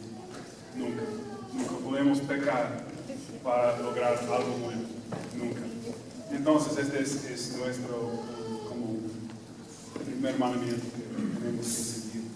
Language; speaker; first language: Spanish; non-native, fluent; English